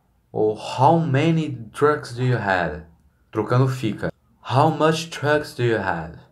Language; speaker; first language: English; non-native, learner; Portuguese